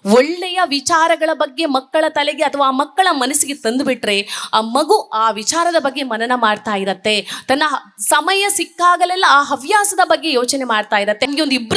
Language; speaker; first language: Kannada; non-native, local second language; Tulu